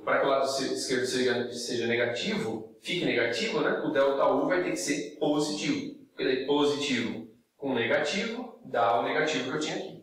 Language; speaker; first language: Portuguese; native; Portuguese